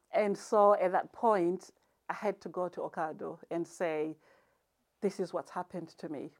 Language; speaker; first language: English; non-native, local second language; Shona